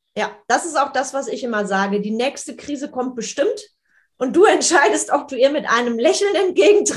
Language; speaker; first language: German; native; German